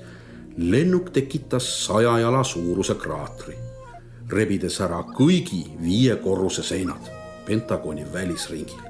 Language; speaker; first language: Estonian; native; Estonian